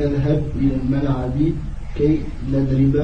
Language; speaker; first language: Arabic; non-native, learner; French